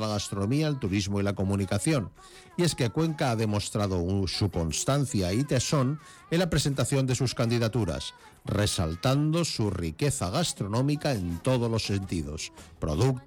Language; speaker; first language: Spanish; native; Spanish